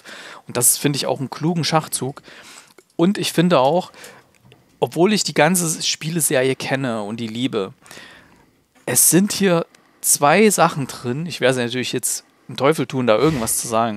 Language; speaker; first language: German; native; German